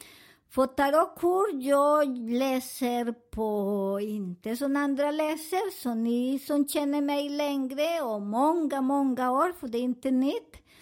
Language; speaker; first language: Swedish; non-native, learner; Spanish